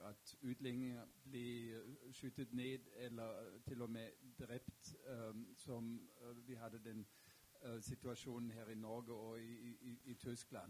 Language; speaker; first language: Norwegian; non-native, fluent; German